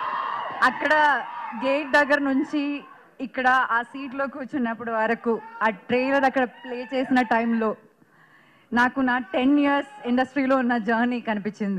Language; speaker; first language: Telugu; non-native, fluent; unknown